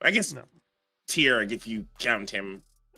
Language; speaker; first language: English; native; English